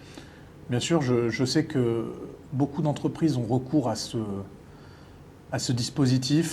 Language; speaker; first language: French; native; French